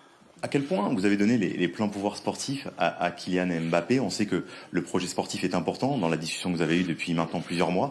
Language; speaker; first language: French; native; French